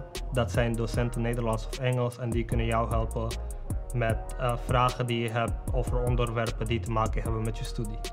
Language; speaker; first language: Dutch; non-native, fluent; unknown